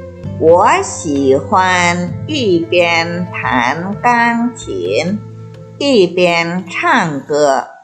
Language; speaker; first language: Chinese; non-native, fluent; Indonesian